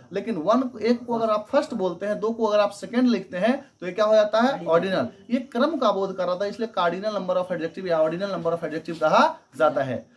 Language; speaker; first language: Hindi; native; Hindi